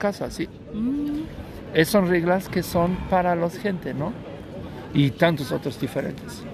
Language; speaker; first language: Spanish; non-native, learner; German